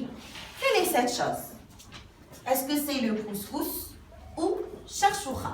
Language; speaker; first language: French; non-native, local second language; Arabic